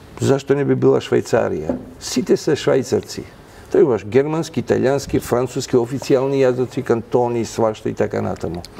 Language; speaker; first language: Macedonian; non-native, local second language; Albanian